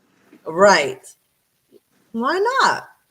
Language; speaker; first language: English; native; English